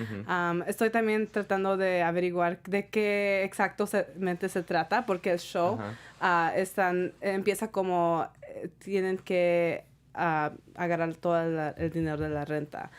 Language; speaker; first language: Spanish; early bilingual, heritage; Spanish